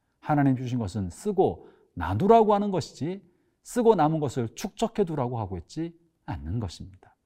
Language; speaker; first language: Korean; native; Korean